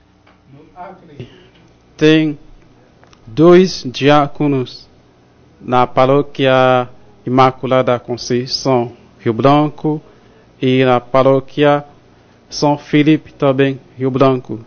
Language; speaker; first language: Portuguese; non-native, fluent; Haitian Creole